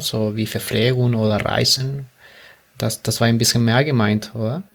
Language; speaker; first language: German; non-native, fluent; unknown